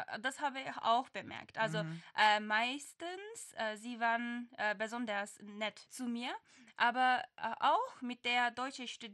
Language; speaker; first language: German; non-native, learner; Turkish